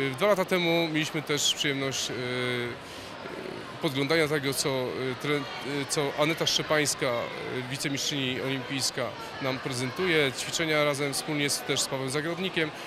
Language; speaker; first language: Polish; native; Polish